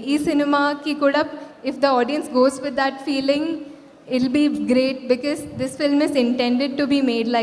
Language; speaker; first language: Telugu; non-native, local second language; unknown